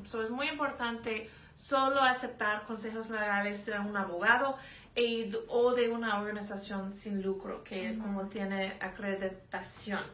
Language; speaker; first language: Spanish; non-native, fluent; English